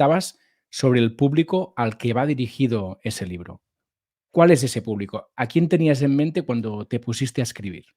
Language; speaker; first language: Spanish; native; Spanish